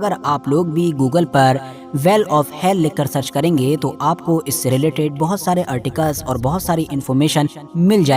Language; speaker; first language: Hindi; native; Hindi